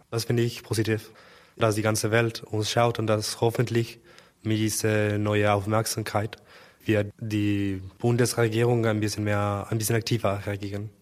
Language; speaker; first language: German; non-native, learner; Spanish